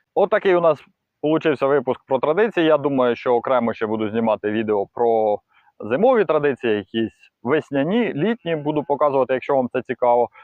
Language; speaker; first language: Ukrainian; non-native, local second language; Russian